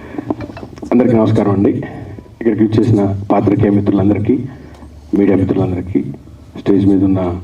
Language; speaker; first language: Telugu; native; Telugu